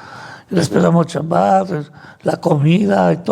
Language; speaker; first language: Spanish; non-native, fluent; Arabic